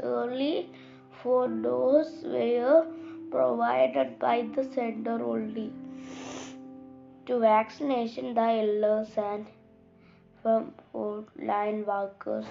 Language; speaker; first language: English; non-native, local second language; Malayalam